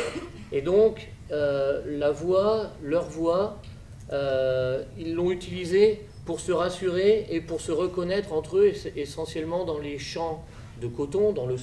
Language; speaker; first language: French; native; French